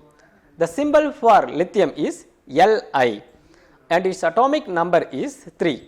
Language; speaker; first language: English; non-native, local second language; Tamil